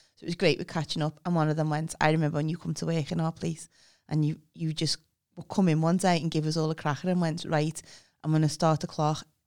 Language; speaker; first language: English; native; English